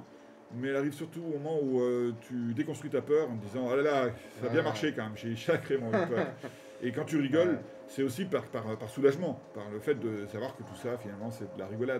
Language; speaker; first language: French; native; French